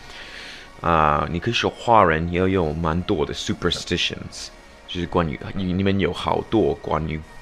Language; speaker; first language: Chinese; non-native, fluent; English